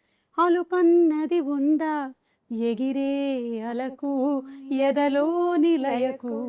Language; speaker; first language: Telugu; native; Telugu